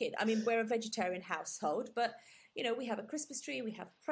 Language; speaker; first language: English; non-native, local second language; Gujarati